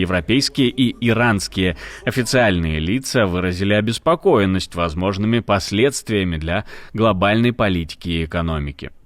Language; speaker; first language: Russian; native; Russian